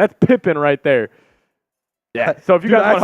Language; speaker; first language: English; native; English